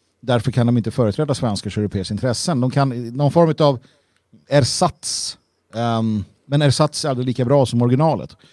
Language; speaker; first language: Swedish; native; Swedish